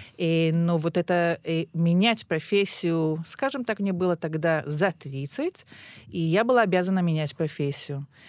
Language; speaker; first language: Russian; early bilingual, heritage; Russian